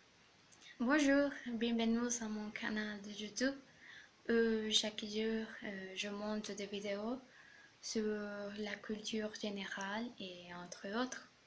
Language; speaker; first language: French; non-native, learner; Spanish